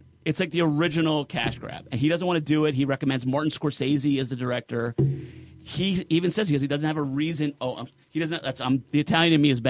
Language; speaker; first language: English; native; English